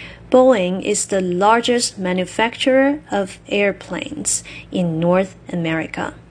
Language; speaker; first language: English; non-native, fluent; Chinese